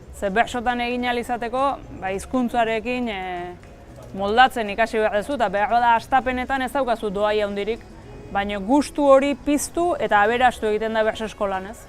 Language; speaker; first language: Basque; native; Basque